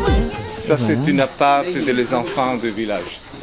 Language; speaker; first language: French; non-native, fluent; Italian